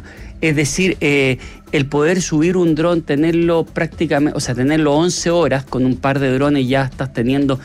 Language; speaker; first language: Spanish; native; Spanish